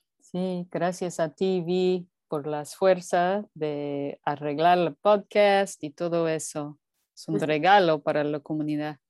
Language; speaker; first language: Spanish; non-native, fluent; English